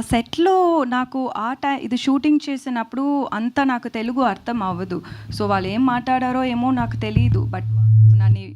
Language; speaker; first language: Telugu; non-native, learner; Tamil